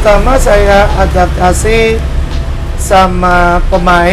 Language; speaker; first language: Indonesian; non-native, fluent; English